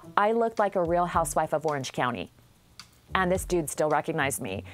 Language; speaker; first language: English; native; English